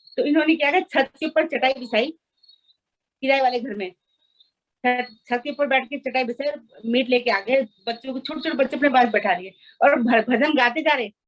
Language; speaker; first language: Hindi; non-native, local second language; Nepali